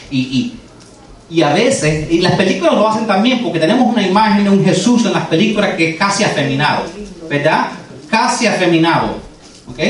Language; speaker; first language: Spanish; early bilingual, heritage; Spanish